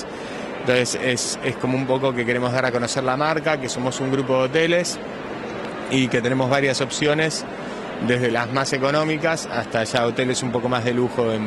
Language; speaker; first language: Spanish; native; Spanish